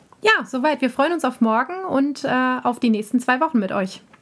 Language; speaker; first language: German; native; German